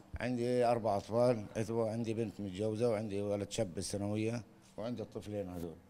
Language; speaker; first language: Arabic; native; Arabic